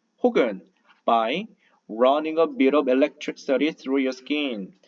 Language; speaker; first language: English; non-native, fluent; Korean